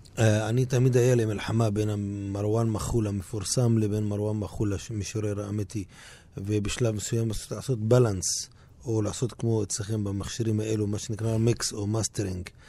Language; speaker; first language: Hebrew; non-native, local second language; Arabic